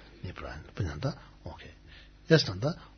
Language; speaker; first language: Russian; non-native, learner; Tibetan